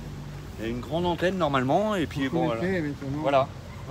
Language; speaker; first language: French; native; French